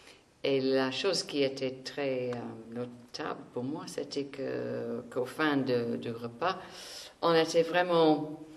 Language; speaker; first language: French; non-native, fluent; English